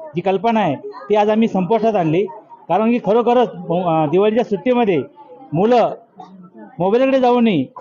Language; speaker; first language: Marathi; native; Marathi